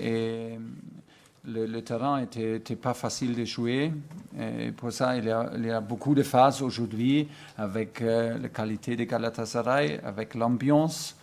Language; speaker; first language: French; non-native, fluent; German